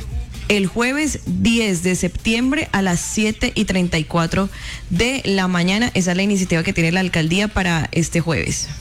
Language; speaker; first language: Spanish; native; Spanish